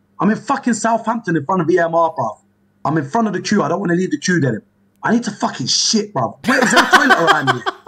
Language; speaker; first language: English; early bilingual, other home language; Turkish